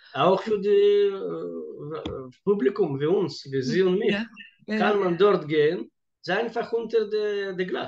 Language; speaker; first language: German; non-native, fluent; Russian